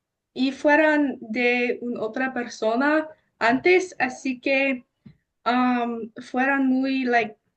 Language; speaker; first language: Spanish; non-native, learner; English